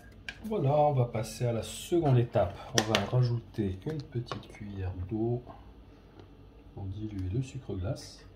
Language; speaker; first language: French; native; French